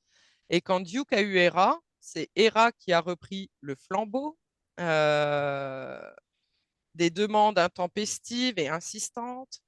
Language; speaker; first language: French; native; French